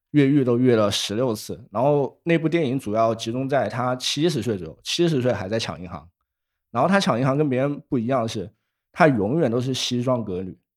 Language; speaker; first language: Chinese; native; Chinese